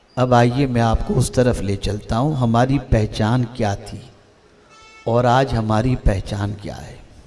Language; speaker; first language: Urdu; native; Urdu